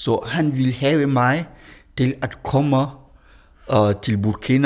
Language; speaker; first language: Danish; non-native, fluent; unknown